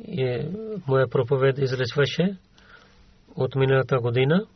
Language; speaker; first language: Bulgarian; non-native, learner; Urdu